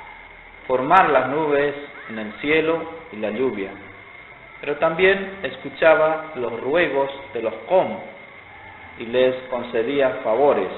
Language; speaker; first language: Spanish; non-native, local second language; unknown